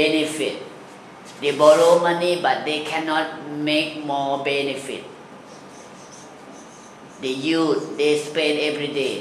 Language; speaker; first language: English; non-native, learner; Thai